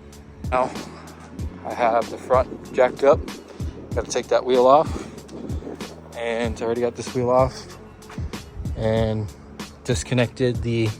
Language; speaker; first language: English; native; English